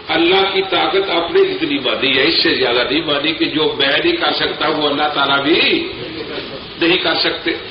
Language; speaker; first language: Urdu; non-native, local second language; Punjabi